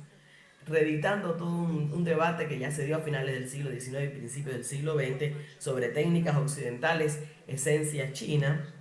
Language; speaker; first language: Spanish; native; Spanish